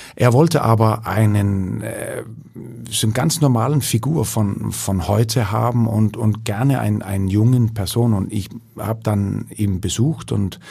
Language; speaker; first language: German; non-native, fluent; Danish